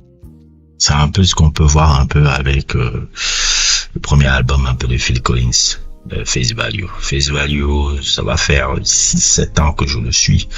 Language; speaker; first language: French; native; French